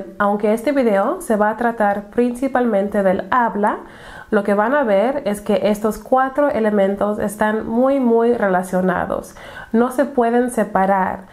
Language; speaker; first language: Spanish; non-native, fluent; English